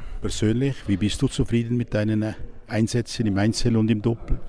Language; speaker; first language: German; native; German